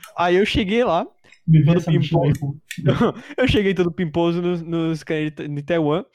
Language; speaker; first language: Portuguese; early bilingual, heritage; Portuguese